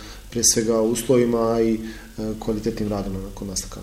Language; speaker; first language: Serbian; native; Serbian